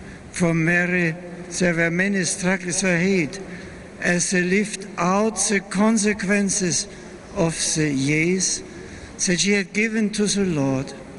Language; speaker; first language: English; non-native, fluent; German